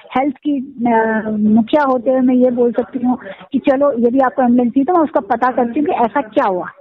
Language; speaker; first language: Hindi; native; Hindi